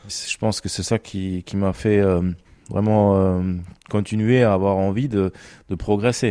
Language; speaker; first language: French; non-native, fluent; German